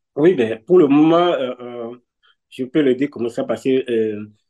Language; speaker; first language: French; non-native, local second language; Fon